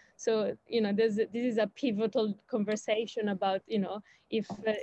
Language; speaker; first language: English; non-native, fluent; Italian